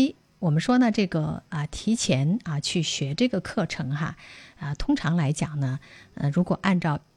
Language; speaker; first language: Chinese; native; Chinese